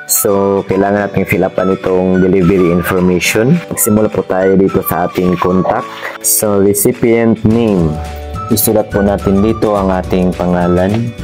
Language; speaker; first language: Filipino; native; Filipino